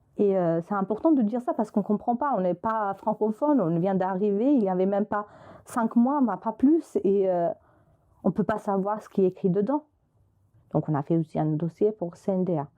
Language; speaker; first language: French; non-native, fluent; Albanian